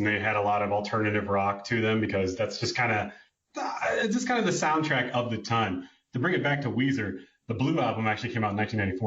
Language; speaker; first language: English; native; English